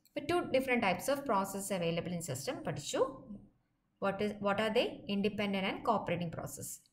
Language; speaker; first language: English; non-native, local second language; Malayalam